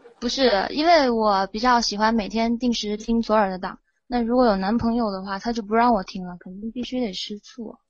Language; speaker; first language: Chinese; native; Chinese